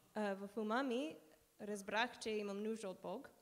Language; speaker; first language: Bulgarian; non-native, learner; English